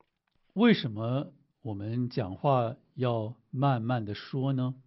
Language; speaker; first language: Chinese; native; Chinese